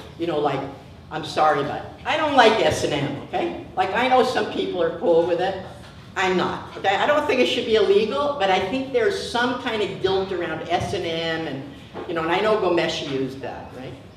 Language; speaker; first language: English; native; English